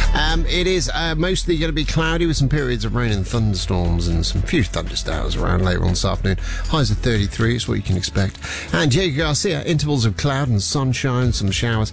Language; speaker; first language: English; native; English